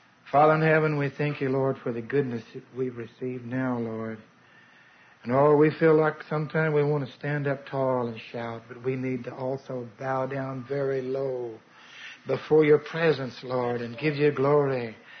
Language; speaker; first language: English; native; English